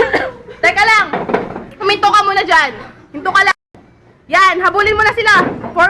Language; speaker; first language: Filipino; native; Filipino